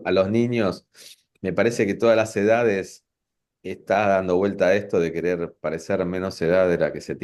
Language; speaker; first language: Spanish; native; Spanish